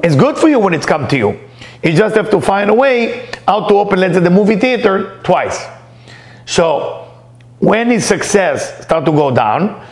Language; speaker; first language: English; non-native, fluent; Hebrew